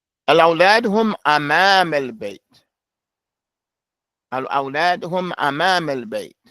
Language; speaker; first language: Arabic; non-native, fluent; English